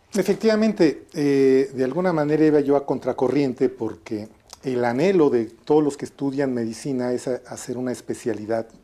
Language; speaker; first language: Spanish; native; Spanish